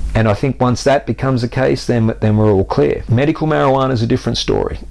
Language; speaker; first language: English; native; English